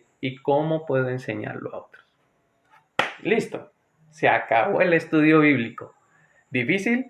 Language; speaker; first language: Spanish; native; Spanish